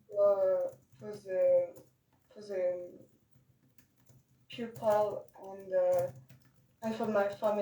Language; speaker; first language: English; non-native, learner; French